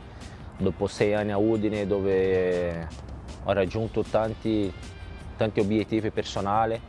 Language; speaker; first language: Italian; non-native, fluent; Portuguese